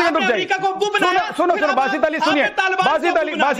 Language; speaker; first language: Hindi; native; Hindi